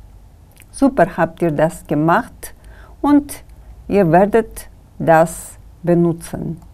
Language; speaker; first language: German; non-native, fluent; Kyrgyz